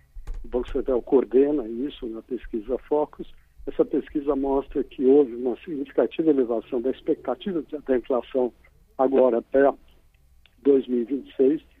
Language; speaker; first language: Portuguese; native; Portuguese